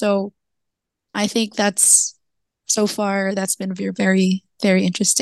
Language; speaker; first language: English; non-native, local second language; Cebuano